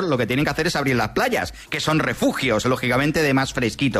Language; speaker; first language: Spanish; native; Spanish